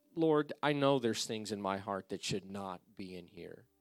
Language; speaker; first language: English; native; English